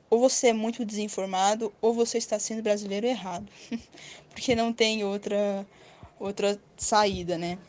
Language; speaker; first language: Portuguese; native; Portuguese